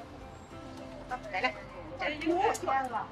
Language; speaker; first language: Chinese; native; Chinese